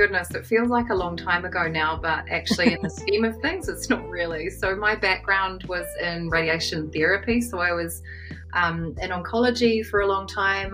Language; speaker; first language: English; native; English